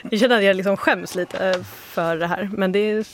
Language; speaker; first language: Swedish; native; Swedish